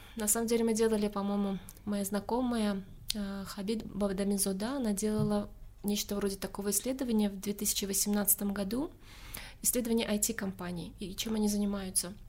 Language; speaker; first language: Russian; non-native, local second language; Tajik